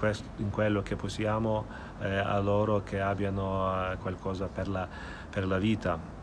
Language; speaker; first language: Italian; non-native, fluent; Ukrainian